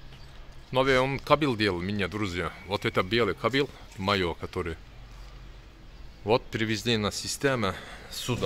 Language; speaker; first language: Russian; non-native, learner; Turkish